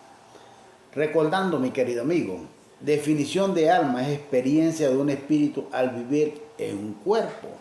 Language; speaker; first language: Spanish; native; Spanish